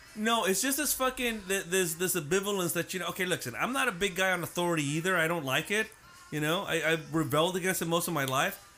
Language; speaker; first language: English; native; English